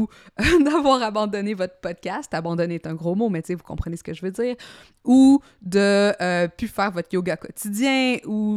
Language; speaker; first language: French; native; French